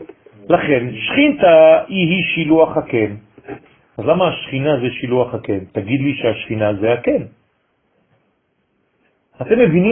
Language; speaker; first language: Hebrew; non-native, fluent; French